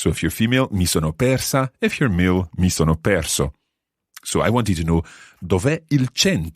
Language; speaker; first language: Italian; non-native, fluent; English